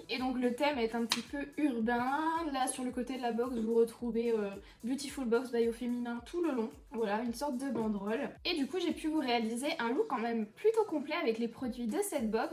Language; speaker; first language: French; native; French